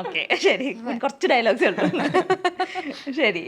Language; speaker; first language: Malayalam; native; Malayalam